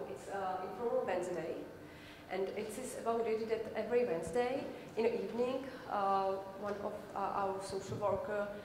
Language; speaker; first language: English; non-native, learner; Czech